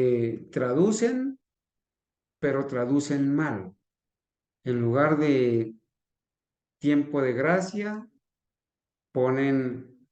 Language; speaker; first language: Spanish; native; Spanish